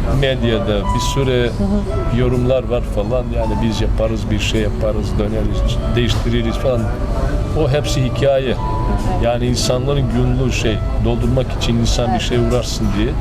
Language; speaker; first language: Turkish; non-native, fluent; Serbian